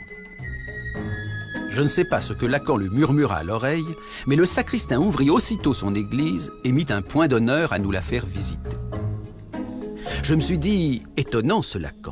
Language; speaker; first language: French; native; French